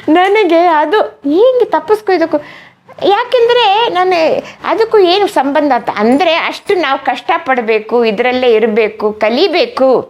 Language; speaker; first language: Kannada; native; Kannada